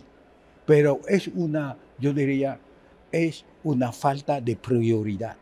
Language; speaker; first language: Spanish; non-native, fluent; Haitian Creole